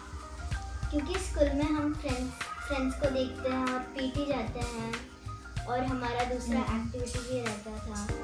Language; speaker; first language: Hindi; non-native, local second language; Malayalam